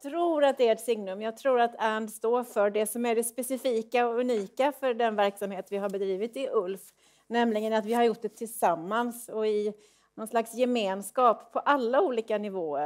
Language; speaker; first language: Swedish; native; Swedish